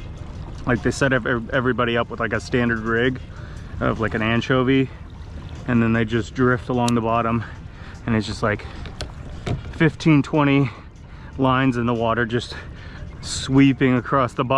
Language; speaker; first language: English; native; English